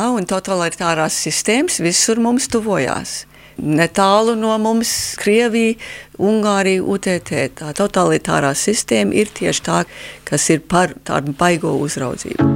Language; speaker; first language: Latvian; early bilingual, heritage; Latvian